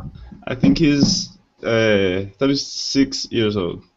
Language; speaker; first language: English; non-native, learner; Portuguese